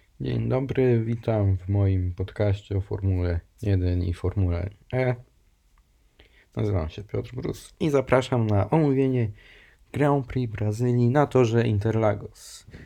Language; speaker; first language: Polish; native; Polish